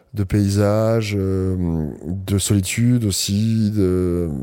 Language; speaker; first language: French; native; French